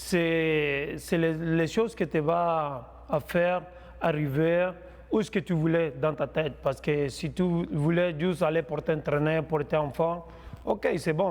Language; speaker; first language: French; non-native, fluent; Spanish